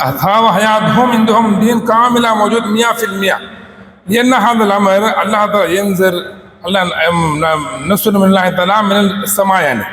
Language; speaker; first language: Arabic; non-native, learner; Indonesian